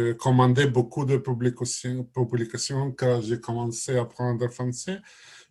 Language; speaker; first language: French; non-native, learner; Russian